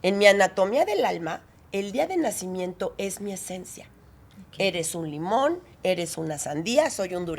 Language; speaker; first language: Spanish; native; Spanish